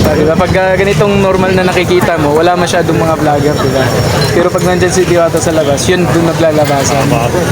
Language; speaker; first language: Filipino; native; Filipino